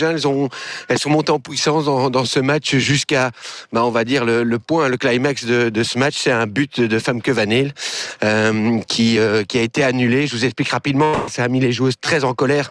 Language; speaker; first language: French; native; French